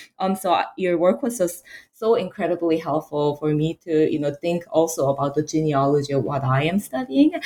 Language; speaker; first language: English; native; English